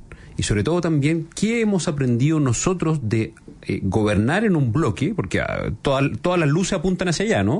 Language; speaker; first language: Spanish; native; Spanish